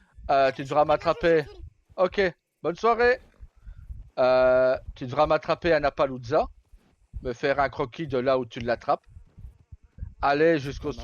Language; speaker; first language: French; native; French